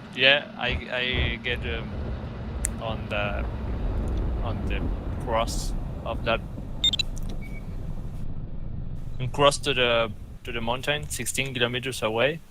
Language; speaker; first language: English; non-native, fluent; Spanish